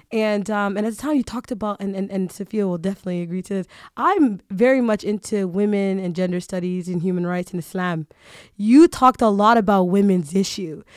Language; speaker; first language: English; early bilingual, other home language; Somali